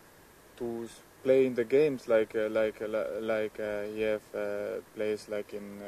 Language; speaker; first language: English; non-native, learner; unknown